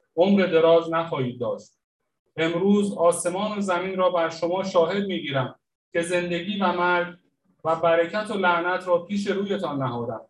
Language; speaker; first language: Persian; native; Persian